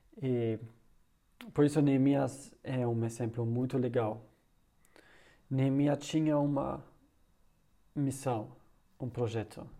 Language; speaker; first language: Portuguese; non-native, learner; German